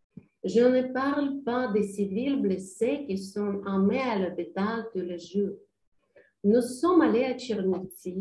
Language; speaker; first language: French; non-native, learner; Ukrainian